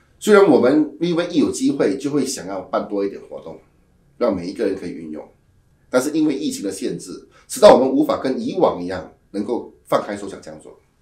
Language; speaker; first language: Chinese; native; Chinese